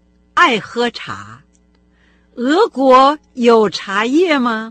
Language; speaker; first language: Chinese; non-native, fluent; Russian